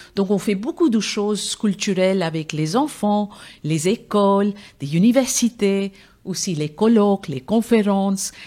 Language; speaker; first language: French; non-native, fluent; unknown